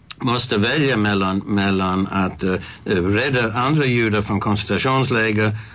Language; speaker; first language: Swedish; non-native, fluent; English